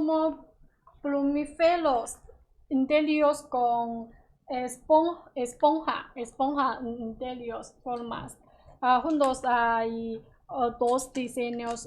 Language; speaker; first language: Spanish; non-native, learner; Chinese